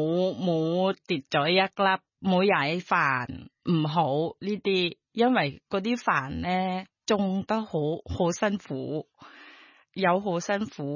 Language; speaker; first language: Cantonese; non-native, fluent; Thai